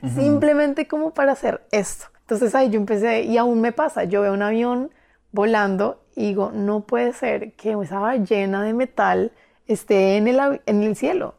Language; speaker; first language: Spanish; native; Spanish